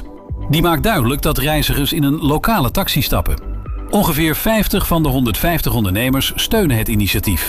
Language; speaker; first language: Dutch; native; Dutch